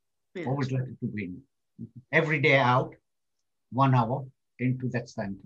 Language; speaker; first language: English; non-native, local second language; Gujarati